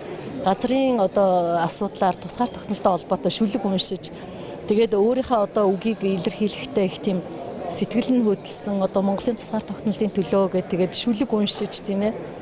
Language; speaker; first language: Mongolian; native; Mongolian